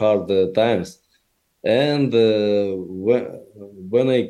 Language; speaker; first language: English; non-native, learner; Russian